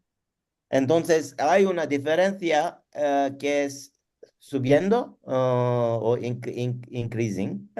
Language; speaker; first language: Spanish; non-native, learner; Turkish